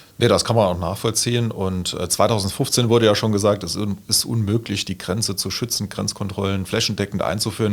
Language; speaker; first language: German; native; German